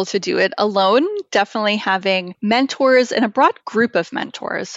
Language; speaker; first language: English; native; English